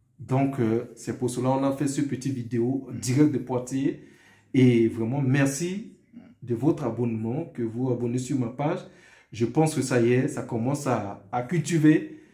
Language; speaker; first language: French; non-native, local second language; Sango